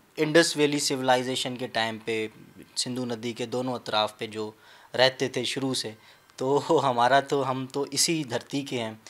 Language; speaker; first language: Urdu; non-native, local second language; Sindhi